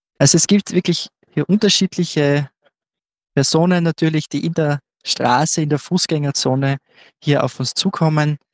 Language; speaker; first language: German; native; German